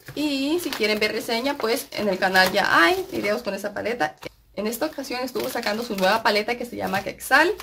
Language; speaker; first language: Spanish; native; Spanish